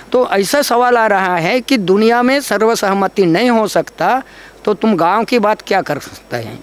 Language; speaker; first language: Hindi; non-native, local second language; Gondi